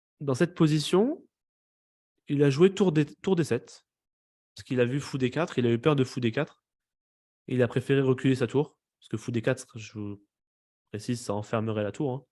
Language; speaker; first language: French; native; French